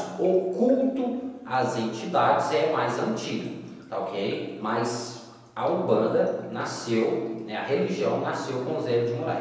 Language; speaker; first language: Portuguese; native; Portuguese